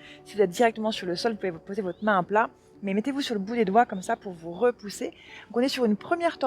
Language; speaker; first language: French; native; French